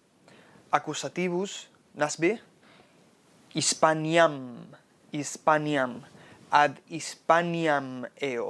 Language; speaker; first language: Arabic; non-native, fluent; Spanish